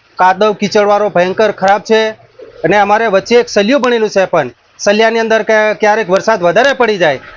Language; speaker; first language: Gujarati; non-native, local second language; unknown